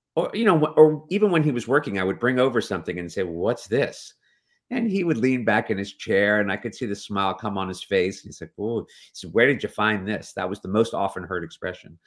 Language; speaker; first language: English; native; English